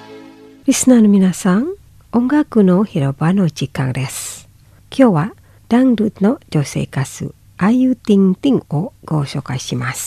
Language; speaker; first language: Japanese; non-native, fluent; Indonesian